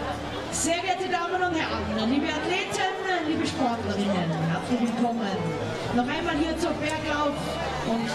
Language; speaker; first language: German; native; German